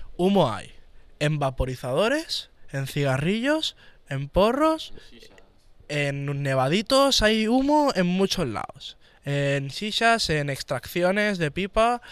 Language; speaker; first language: Spanish; native; Spanish